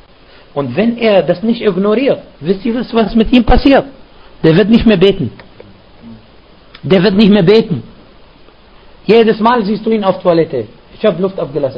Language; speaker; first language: German; non-native, fluent; Arabic